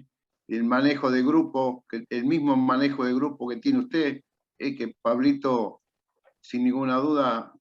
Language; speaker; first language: Spanish; native; Spanish